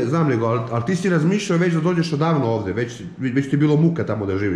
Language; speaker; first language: Serbian; native; Serbian